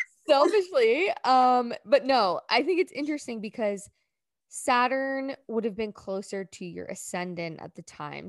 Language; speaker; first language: English; native; English